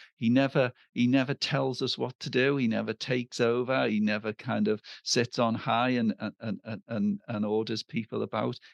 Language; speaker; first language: English; native; English